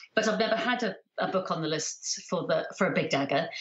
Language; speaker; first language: English; native; English